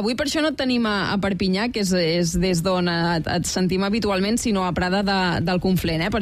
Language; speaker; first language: Catalan; native; Catalan